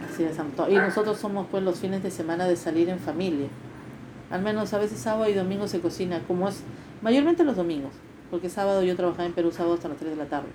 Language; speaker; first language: Spanish; native; Spanish